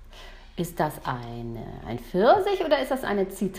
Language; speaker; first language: German; native; German